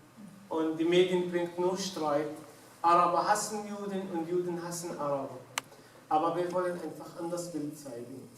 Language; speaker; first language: German; non-native, fluent; Arabic